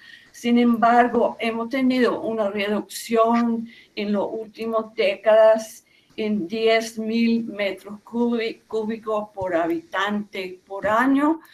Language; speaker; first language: Spanish; non-native, fluent; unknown